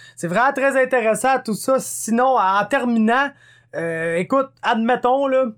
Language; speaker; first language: French; native; French